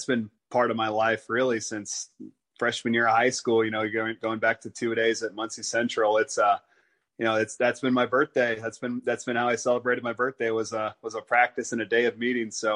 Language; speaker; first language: English; native; English